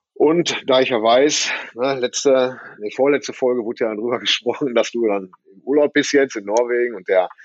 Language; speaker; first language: German; native; German